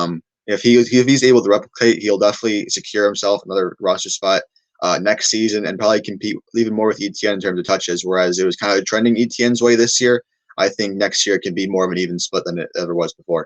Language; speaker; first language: English; native; English